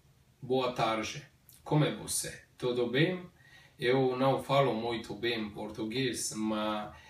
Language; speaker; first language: Portuguese; non-native, learner; Slovenian